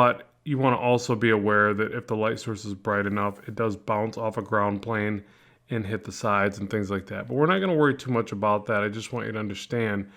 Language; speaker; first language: English; native; English